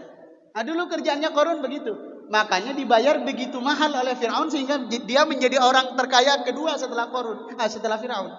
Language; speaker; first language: Indonesian; native; Indonesian